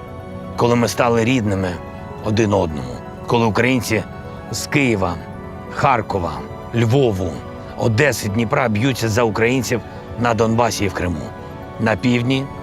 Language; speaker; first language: Ukrainian; non-native, local second language; Russian